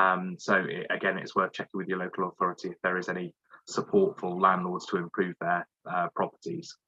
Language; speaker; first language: English; native; English